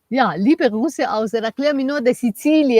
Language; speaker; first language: German; non-native, learner; Spanish